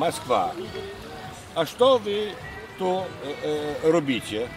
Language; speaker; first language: Russian; non-native, learner; Polish